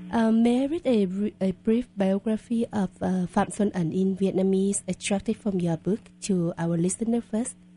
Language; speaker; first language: English; non-native, fluent; Vietnamese